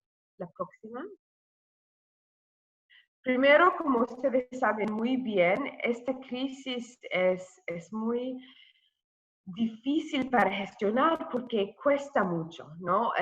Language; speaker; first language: Spanish; non-native, fluent; English